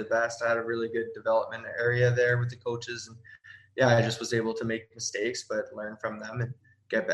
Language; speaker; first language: English; native; English